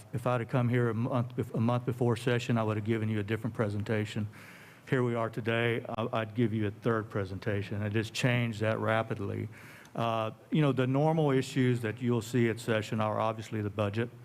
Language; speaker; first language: English; native; English